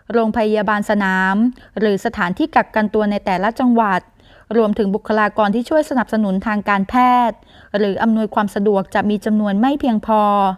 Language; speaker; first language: Thai; native; Thai